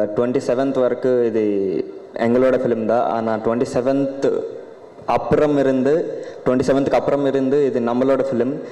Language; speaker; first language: Tamil; non-native, learner; Malayalam